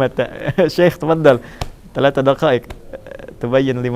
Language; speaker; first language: Arabic; non-native, fluent; Indonesian